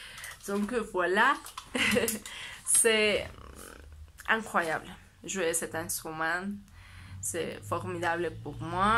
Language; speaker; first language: French; non-native, learner; Spanish